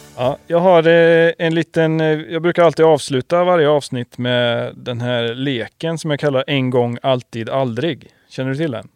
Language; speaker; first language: Swedish; native; Swedish